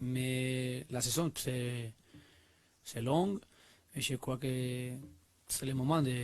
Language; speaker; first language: French; non-native, learner; Spanish